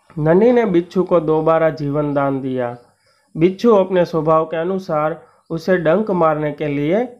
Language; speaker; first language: Hindi; non-native, local second language; Gujarati